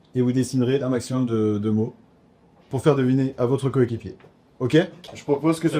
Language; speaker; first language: French; native; French